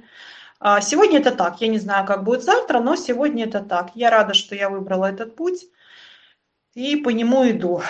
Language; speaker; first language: Russian; native; Russian